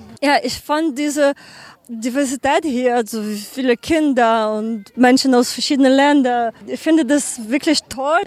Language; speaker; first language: German; non-native, learner; Ukrainian